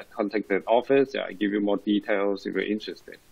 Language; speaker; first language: English; non-native, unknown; Chinese